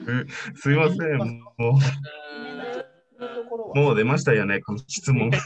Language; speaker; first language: Japanese; non-native, learner; Spanish